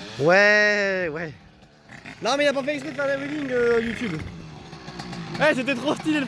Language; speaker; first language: French; native; French